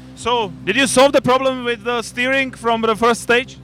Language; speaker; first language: English; non-native, learner; Czech